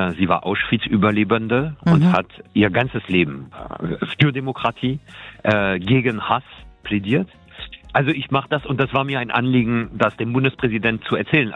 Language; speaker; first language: German; non-native, fluent; French